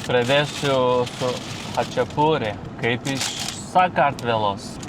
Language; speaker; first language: Lithuanian; non-native, learner; Turkish